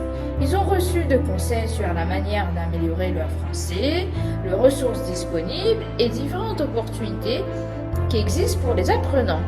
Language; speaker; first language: French; non-native, fluent; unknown